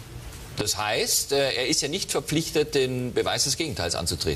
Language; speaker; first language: German; native; German